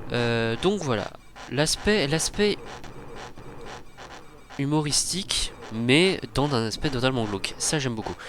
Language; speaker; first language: French; native; French